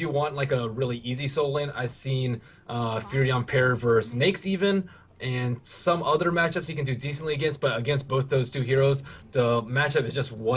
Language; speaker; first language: English; native; English